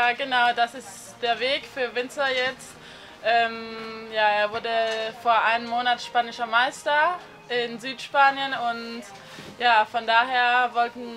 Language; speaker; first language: German; non-native, fluent; Spanish